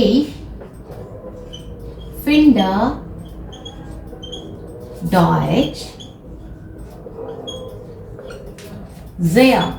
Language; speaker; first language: German; non-native, fluent; Hindi